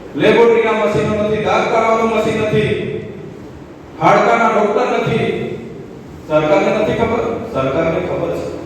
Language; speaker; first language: Gujarati; non-native, local second language; Vasavi